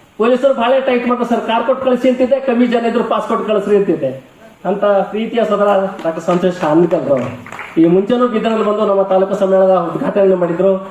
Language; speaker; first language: Kannada; native; Kannada